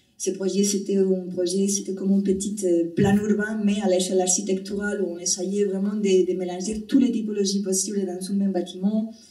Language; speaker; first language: French; non-native, fluent; Spanish